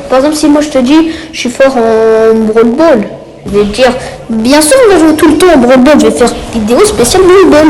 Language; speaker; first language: French; native; French